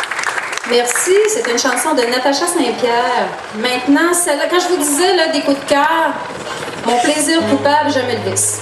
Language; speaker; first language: French; native; French